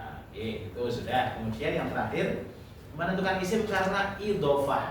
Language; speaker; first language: Indonesian; native; Indonesian